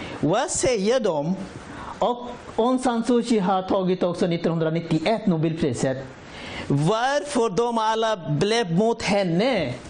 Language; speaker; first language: Swedish; non-native, learner; Rohingya